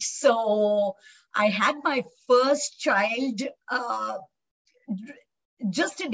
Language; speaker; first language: English; non-native, local second language; Telugu